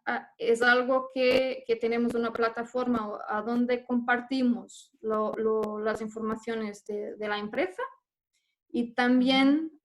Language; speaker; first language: Spanish; non-native, fluent; Portuguese